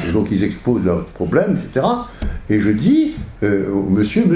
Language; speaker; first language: French; early bilingual, other home language; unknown